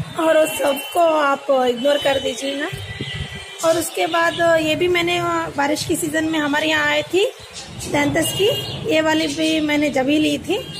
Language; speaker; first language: Hindi; non-native, local second language; Kannada